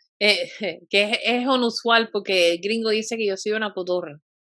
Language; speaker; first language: Spanish; early bilingual, heritage; Spanish